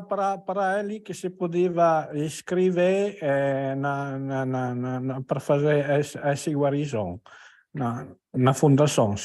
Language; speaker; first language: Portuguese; non-native, learner; Italian